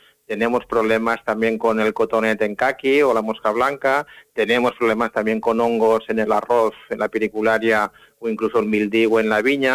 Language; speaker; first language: Spanish; native; Spanish